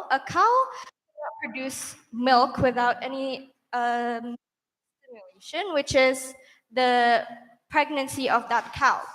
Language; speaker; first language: English; non-native, fluent; Indonesian